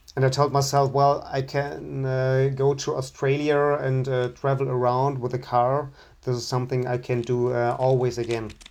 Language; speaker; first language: English; non-native, fluent; German